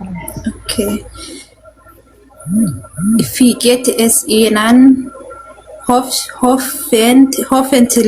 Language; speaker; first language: German; non-native, learner; Somali